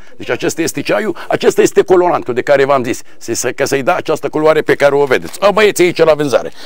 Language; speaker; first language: Romanian; non-native, fluent; Arabic